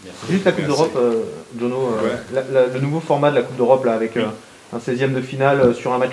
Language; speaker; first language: French; native; French